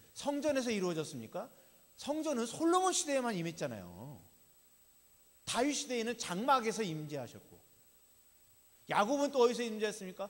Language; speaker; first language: Korean; native; Korean